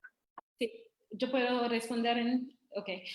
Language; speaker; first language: Spanish; non-native, fluent; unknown